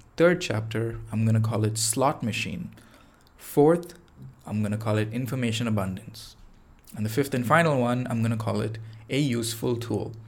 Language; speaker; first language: English; non-native, local second language; Tamil